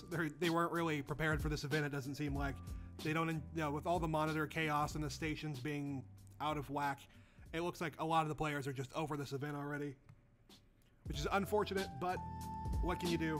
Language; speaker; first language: English; native; English